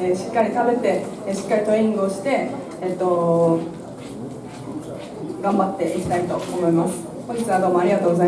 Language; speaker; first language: Japanese; native; Japanese